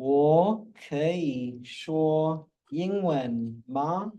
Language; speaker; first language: Chinese; non-native, fluent; English